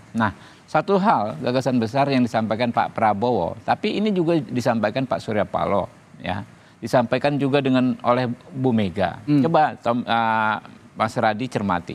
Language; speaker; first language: Indonesian; native; Indonesian